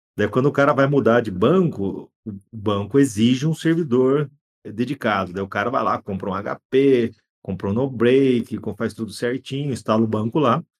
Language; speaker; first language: Portuguese; native; Portuguese